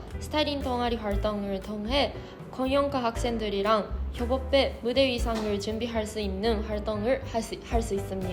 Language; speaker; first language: Korean; non-native, fluent; Japanese